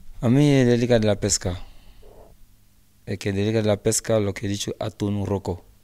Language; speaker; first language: Spanish; non-native, learner; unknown